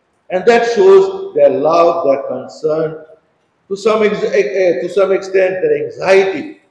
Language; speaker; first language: English; non-native, local second language; Konkani